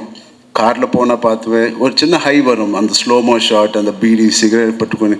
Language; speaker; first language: Tamil; non-native, learner; Telugu